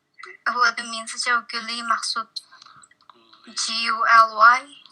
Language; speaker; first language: Chinese; non-native, local second language; Uyghur